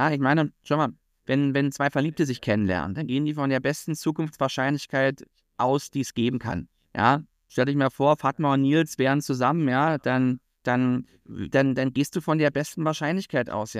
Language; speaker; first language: German; native; German